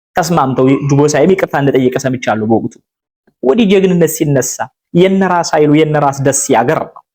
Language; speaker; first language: Amharic; native; Amharic